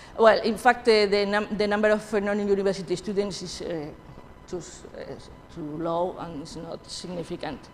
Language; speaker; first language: English; non-native, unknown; Spanish